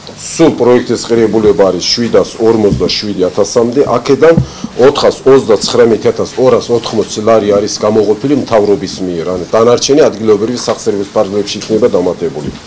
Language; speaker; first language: Georgian; non-native, local second language; Azerbaijani